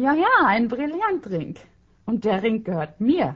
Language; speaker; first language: German; non-native, fluent; Finnish